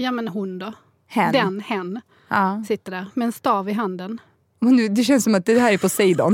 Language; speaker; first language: Swedish; native; Swedish